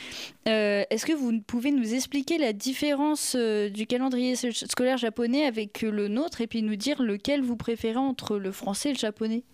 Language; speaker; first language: French; native; French